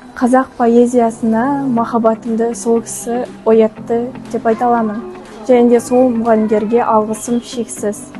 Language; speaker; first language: Kazakh; non-native, local second language; Russian